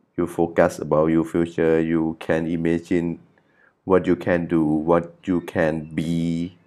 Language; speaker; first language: English; non-native, learner; Thai